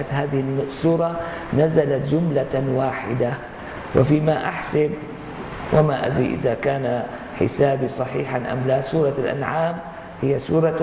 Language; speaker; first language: Arabic; native; Arabic